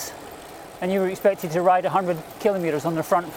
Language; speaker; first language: English; native; English